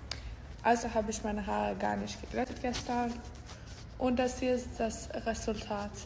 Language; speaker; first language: German; non-native, fluent; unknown